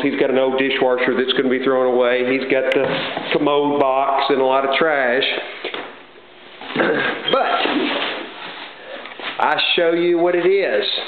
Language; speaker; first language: English; native; English